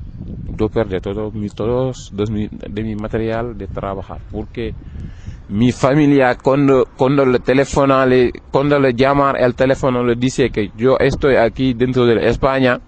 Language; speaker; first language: Spanish; non-native, learner; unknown